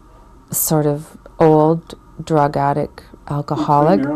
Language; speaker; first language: English; native; English